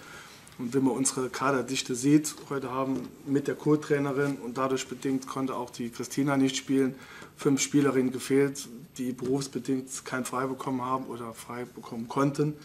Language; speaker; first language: German; native; German